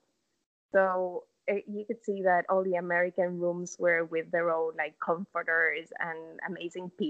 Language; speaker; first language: English; non-native, fluent; Spanish